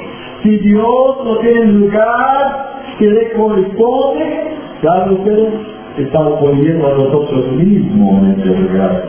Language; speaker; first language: Spanish; non-native, fluent; English